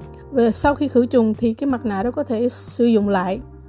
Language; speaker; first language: Vietnamese; native; Vietnamese